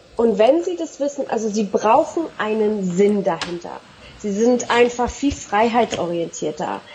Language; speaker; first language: German; native; German